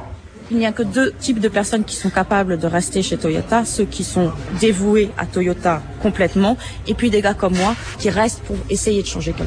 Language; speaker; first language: French; native; French